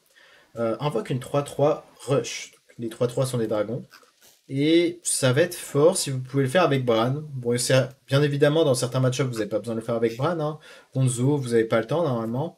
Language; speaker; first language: French; native; French